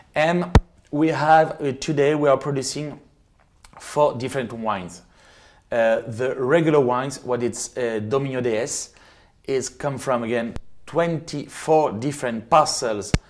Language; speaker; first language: English; non-native, fluent; French